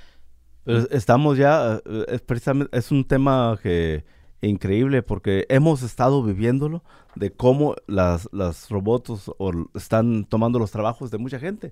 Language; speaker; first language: Spanish; native; Spanish